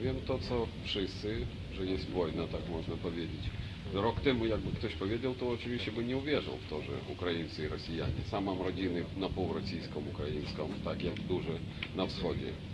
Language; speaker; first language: Polish; non-native, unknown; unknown